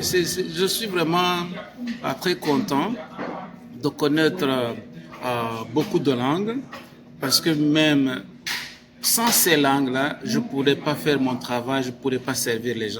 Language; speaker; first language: French; non-native, local second language; Kinyarwanda